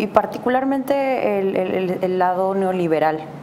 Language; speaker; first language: Spanish; native; Spanish